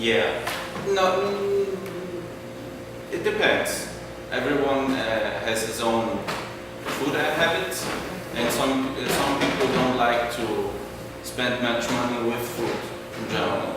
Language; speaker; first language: English; non-native, fluent; German